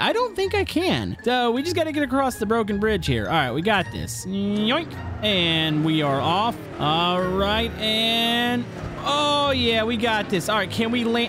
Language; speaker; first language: English; native; English